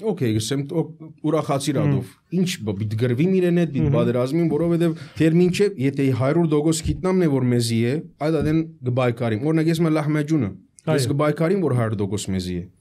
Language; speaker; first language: Armenian; native; Armenian